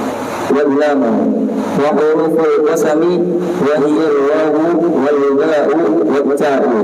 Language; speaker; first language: Arabic; non-native, learner; Indonesian